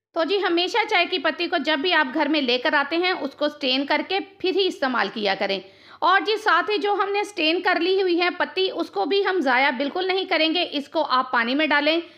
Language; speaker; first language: Urdu; native; Urdu